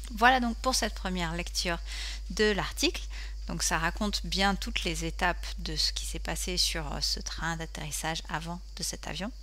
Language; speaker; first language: French; native; French